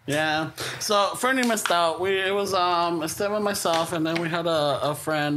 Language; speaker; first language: English; early bilingual, other home language; Spanish